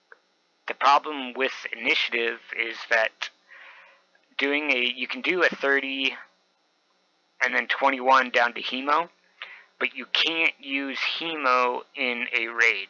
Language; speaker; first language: English; native; English